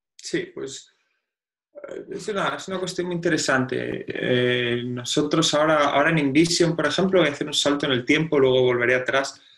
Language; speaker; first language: Spanish; native; Spanish